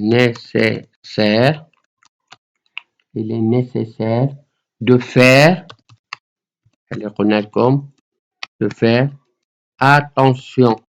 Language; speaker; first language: French; non-native, local second language; Arabic